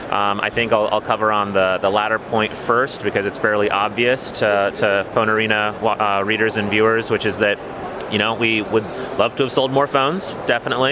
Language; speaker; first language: English; native; English